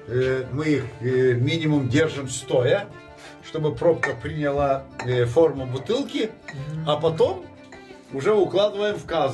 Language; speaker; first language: Russian; non-native, local second language; Gagauz